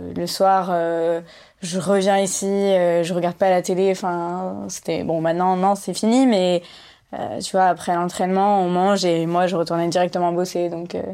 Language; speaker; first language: French; native; French